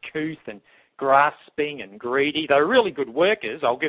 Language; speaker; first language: English; native; English